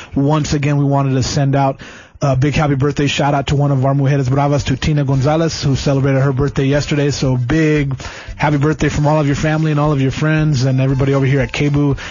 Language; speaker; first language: English; early bilingual, other home language; Spanish